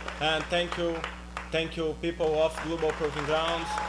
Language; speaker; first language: English; non-native, learner; Portuguese